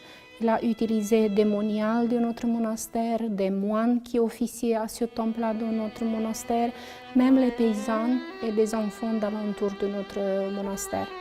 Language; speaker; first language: French; non-native, fluent; Romanian